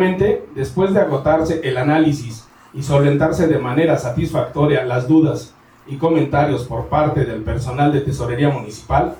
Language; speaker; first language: Spanish; native; Spanish